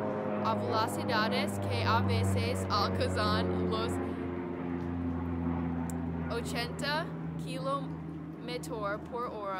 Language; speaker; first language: Spanish; non-native, learner; English